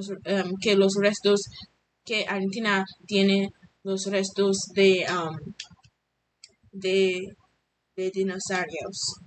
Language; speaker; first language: Spanish; non-native, learner; English